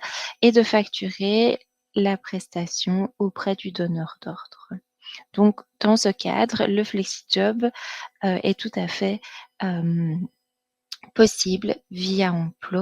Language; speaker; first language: French; native; French